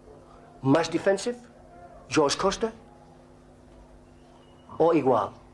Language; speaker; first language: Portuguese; non-native, learner; English